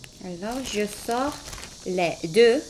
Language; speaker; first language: French; non-native, fluent; Korean